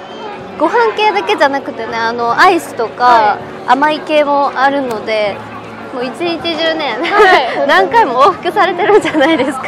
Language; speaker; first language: Japanese; native; Japanese